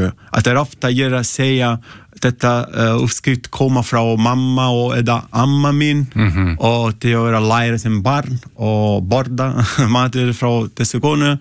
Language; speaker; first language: Icelandic; non-native, learner; Italian